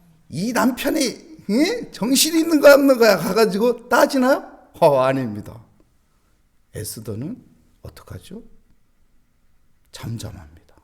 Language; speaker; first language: Korean; native; Korean